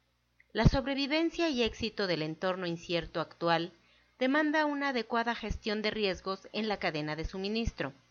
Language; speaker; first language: Spanish; native; Spanish